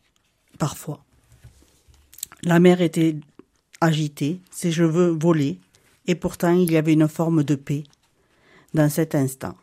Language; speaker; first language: French; native; French